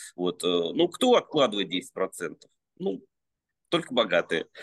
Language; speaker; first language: Russian; native; Russian